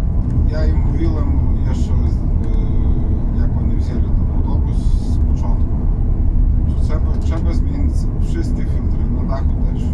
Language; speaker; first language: Polish; non-native, learner; Russian